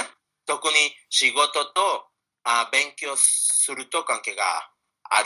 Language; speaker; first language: Japanese; non-native, fluent; Spanish